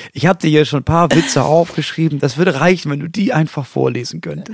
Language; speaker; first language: German; native; German